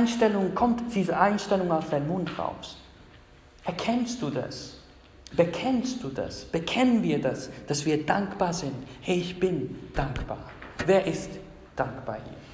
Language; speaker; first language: German; non-native, fluent; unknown